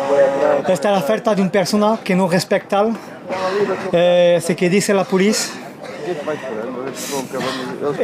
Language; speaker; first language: Spanish; non-native, learner; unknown